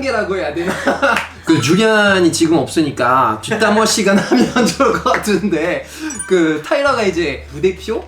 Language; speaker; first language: Korean; non-native, fluent; French